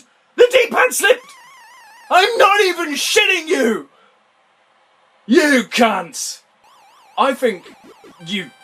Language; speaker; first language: English; native; English